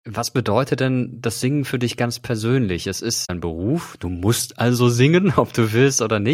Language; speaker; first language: German; native; German